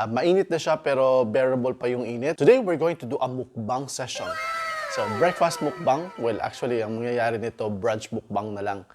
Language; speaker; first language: Filipino; non-native, local second language; Cebuano